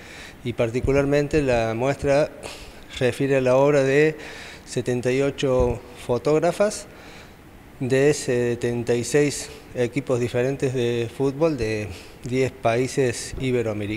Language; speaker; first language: Spanish; native; Spanish